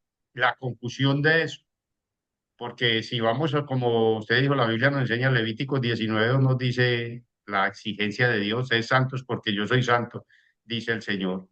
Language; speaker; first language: Spanish; native; Spanish